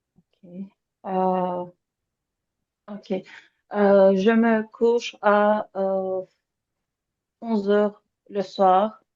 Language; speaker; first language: French; non-native, learner; Azerbaijani